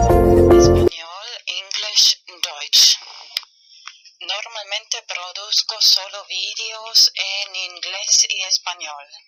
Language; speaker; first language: Spanish; non-native, fluent; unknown